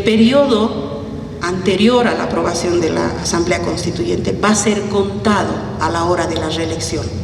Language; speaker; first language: Spanish; native; Spanish